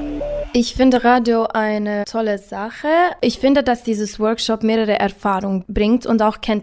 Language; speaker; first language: German; non-native, fluent; Romanian